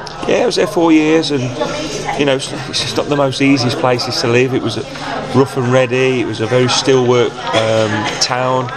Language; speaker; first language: English; native; English